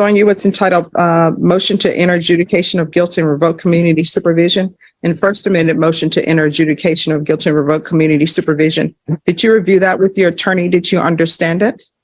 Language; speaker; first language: English; native; English